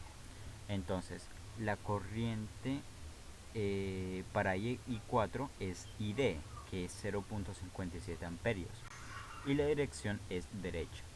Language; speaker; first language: Spanish; native; Spanish